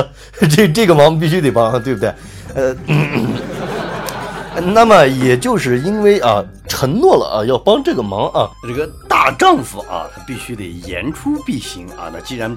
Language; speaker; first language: Chinese; native; Chinese